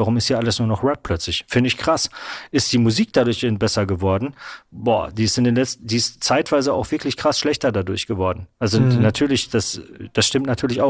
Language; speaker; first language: German; native; German